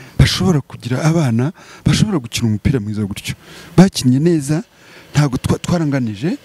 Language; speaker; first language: Kinyarwanda; native; Kinyarwanda